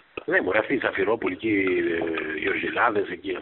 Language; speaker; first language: Greek; native; Greek